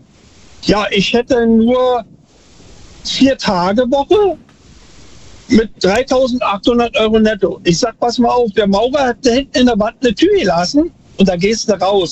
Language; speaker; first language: German; native; German